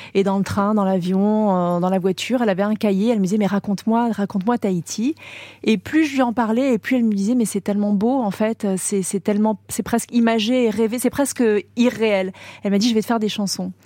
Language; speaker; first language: French; native; French